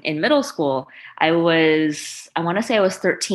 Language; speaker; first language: English; early bilingual, other home language; Chinese